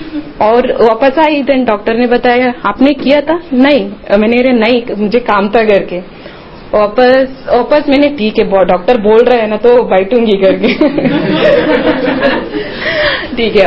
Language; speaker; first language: Hindi; non-native, local second language; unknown